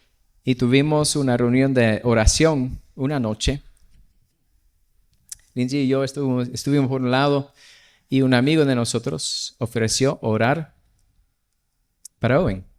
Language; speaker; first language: Spanish; non-native, fluent; English